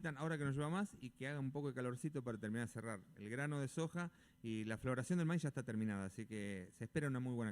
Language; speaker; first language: Spanish; native; Spanish